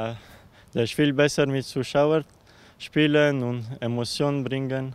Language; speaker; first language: German; non-native, learner; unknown